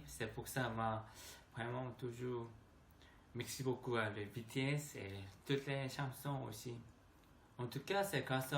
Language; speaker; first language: French; non-native, learner; Korean